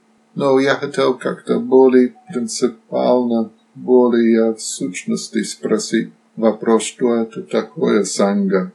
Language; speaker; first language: Russian; non-native, fluent; Slovak